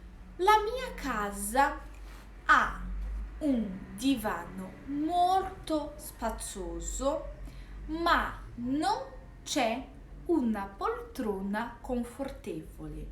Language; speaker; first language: Italian; non-native, fluent; Portuguese